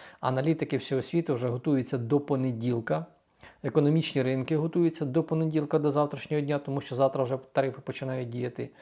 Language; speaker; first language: Ukrainian; native; Ukrainian